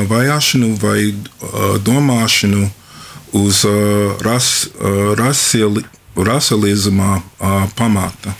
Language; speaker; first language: Latvian; non-native, fluent; English